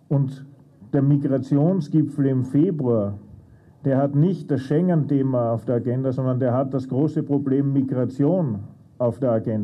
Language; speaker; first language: German; native; German